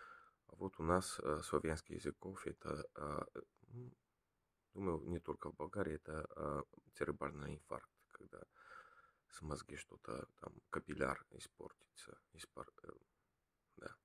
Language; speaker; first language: Russian; non-native, learner; Bulgarian